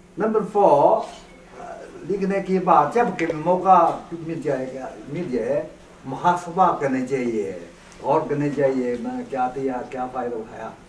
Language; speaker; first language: Urdu; non-native, fluent; Chinese